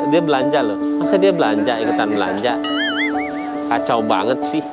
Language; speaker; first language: Indonesian; native; Indonesian